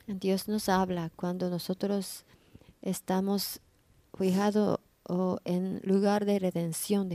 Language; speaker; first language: Spanish; non-native, learner; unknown